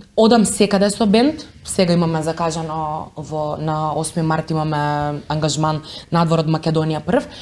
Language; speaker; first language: Macedonian; native; Macedonian